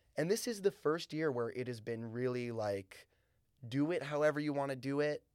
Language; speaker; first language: English; native; English